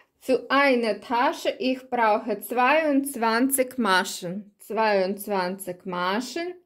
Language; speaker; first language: German; non-native, learner; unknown